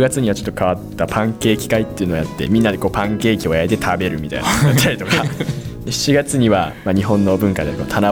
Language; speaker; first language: Japanese; native; Japanese